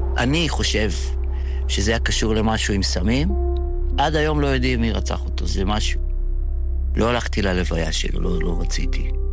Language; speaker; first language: Hebrew; early bilingual, other home language; Yiddish